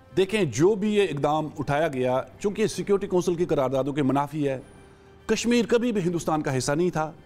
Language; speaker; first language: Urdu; non-native, local second language; Kashmiri